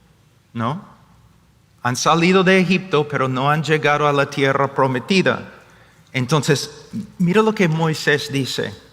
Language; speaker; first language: Spanish; non-native, fluent; English